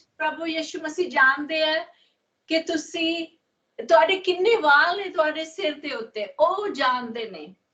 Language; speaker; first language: Punjabi; non-native, learner; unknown